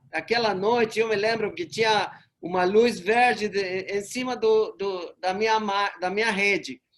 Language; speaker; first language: Portuguese; non-native, fluent; Spanish